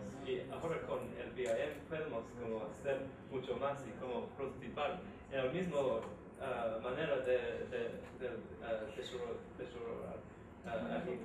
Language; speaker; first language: Spanish; non-native, learner; English